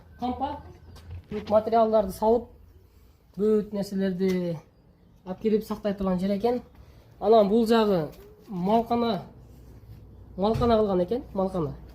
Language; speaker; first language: Kyrgyz; non-native, local second language; Uzbek